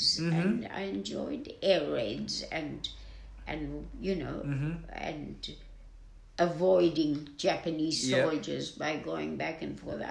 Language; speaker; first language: English; non-native, local second language; German